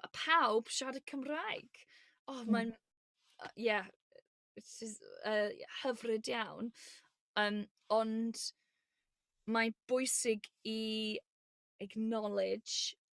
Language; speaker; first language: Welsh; non-native, learner; English